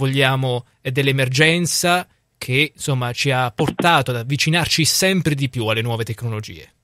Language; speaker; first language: Italian; native; Italian